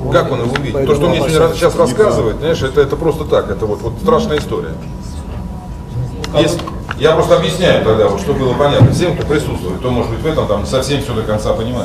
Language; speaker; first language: Russian; native; Russian